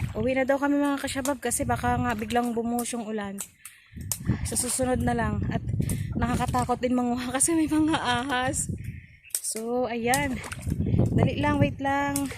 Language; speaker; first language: Filipino; non-native, local second language; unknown